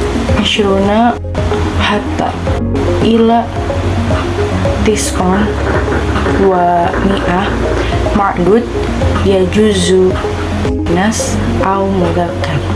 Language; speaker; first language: Arabic; non-native, learner; Indonesian